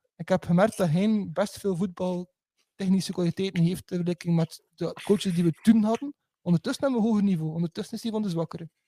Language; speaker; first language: Dutch; native; Dutch